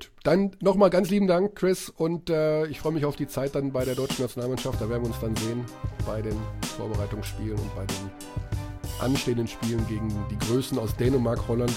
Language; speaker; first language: German; native; German